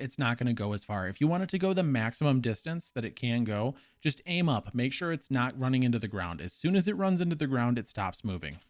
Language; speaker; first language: English; native; English